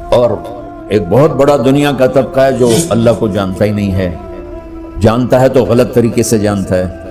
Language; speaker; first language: Urdu; non-native, local second language; Punjabi